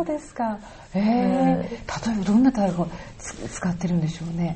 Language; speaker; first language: Japanese; native; Japanese